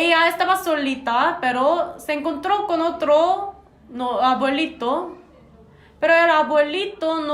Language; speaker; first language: Spanish; non-native, fluent; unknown